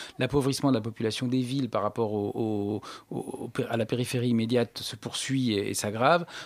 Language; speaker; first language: French; native; French